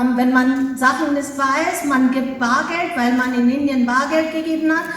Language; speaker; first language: German; non-native, fluent; Hindi